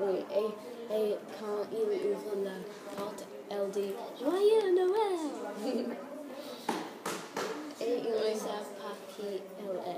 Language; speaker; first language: French; non-native, learner; English